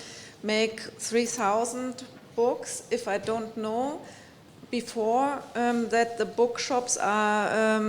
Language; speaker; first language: English; non-native, fluent; German